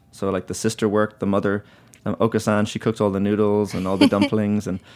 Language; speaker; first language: English; native; English